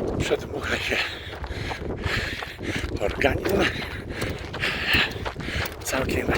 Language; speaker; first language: Polish; native; Polish